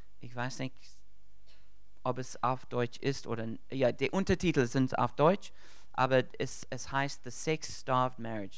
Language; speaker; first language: German; non-native, learner; English